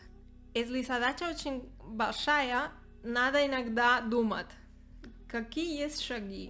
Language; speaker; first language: Russian; non-native, learner; Spanish